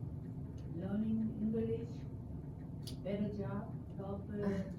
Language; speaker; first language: English; non-native, learner; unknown